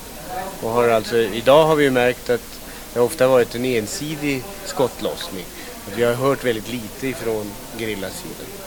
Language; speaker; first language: Swedish; native; Swedish